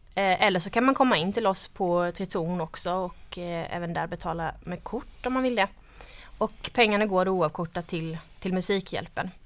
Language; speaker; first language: Swedish; native; Swedish